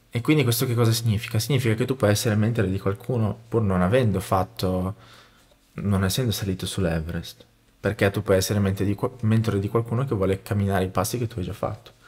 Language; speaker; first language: Italian; non-native, fluent; Portuguese